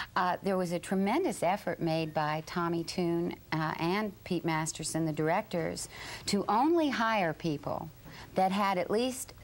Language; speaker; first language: English; native; English